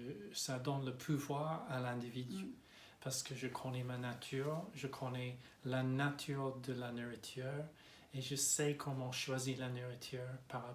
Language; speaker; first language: French; non-native, fluent; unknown